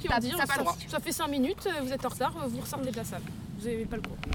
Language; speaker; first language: French; native; French